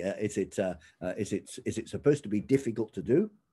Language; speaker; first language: English; native; English